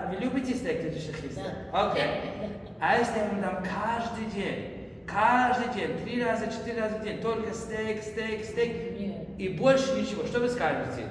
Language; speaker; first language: Russian; non-native, fluent; English